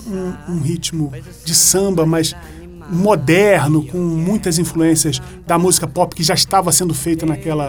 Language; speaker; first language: Portuguese; native; Portuguese